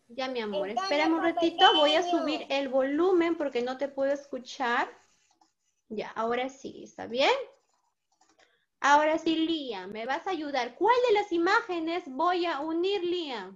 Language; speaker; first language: Spanish; native; Spanish